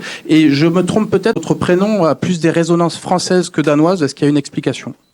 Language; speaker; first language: French; native; French